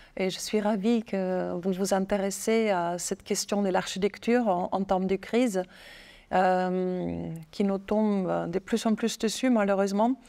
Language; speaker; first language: French; non-native, fluent; German